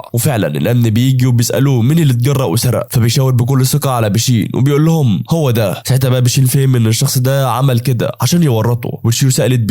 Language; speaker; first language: Arabic; native; Arabic